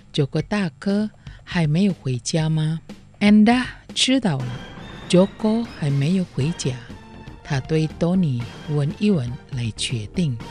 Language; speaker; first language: Chinese; non-native, learner; Indonesian